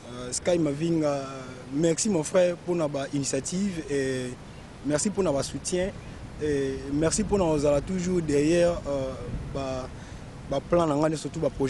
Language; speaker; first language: French; non-native, local second language; Lingala